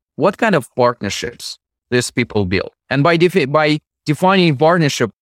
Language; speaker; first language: English; non-native, fluent; Russian